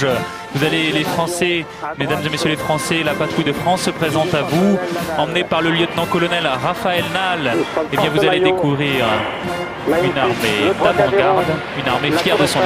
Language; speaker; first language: French; native; French